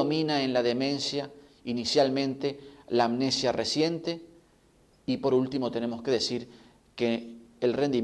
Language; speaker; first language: Spanish; native; Spanish